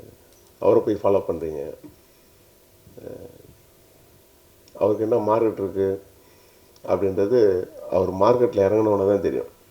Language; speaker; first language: Tamil; native; Tamil